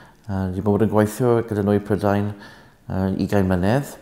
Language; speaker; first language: Welsh; non-native, local second language; English